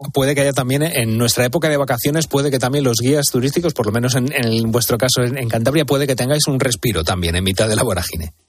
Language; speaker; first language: Spanish; native; Spanish